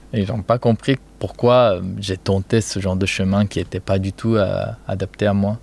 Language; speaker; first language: French; non-native, fluent; Japanese